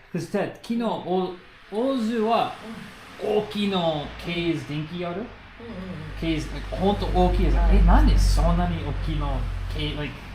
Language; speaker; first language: Japanese; non-native, learner; English